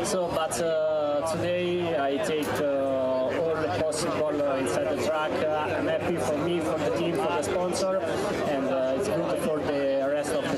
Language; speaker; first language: English; non-native, learner; Italian